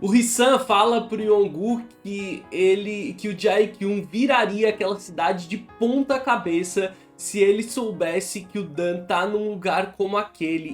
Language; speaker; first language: Portuguese; native; Portuguese